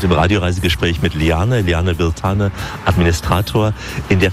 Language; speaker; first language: German; native; German